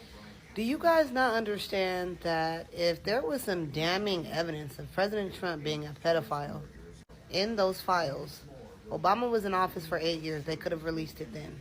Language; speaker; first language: English; native; English